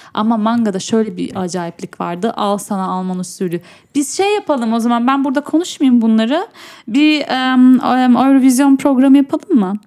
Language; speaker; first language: Turkish; native; Turkish